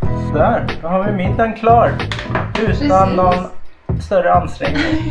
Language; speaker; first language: Swedish; native; Swedish